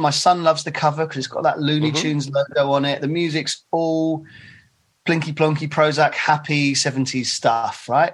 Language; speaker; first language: English; native; English